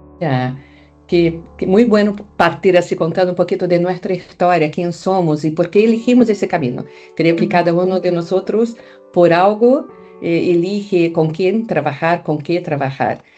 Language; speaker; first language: Spanish; non-native, fluent; Portuguese